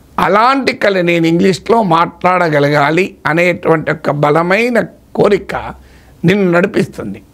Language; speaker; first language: Telugu; native; Telugu